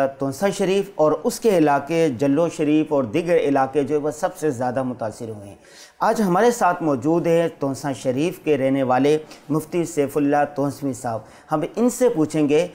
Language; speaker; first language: Urdu; non-native, local second language; Saraiki